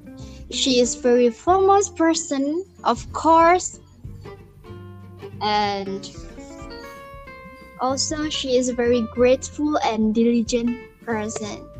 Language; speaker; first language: English; non-native, learner; Indonesian